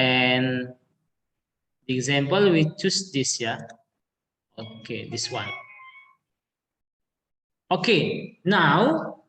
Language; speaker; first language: English; non-native, learner; Indonesian